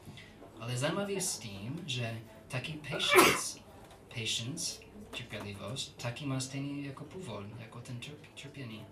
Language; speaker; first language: Czech; non-native, learner; English